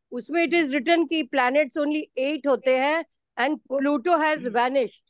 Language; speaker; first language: Hindi; native; Hindi